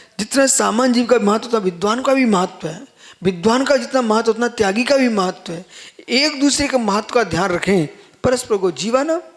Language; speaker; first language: Hindi; native; Hindi